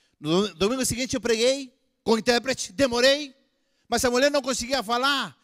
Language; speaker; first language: Portuguese; non-native, fluent; Spanish